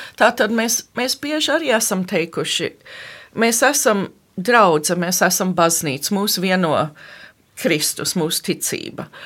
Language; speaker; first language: Latvian; early bilingual, heritage; Latvian